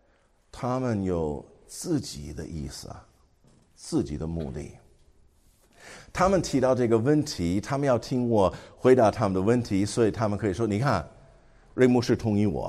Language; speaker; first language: Chinese; non-native, fluent; English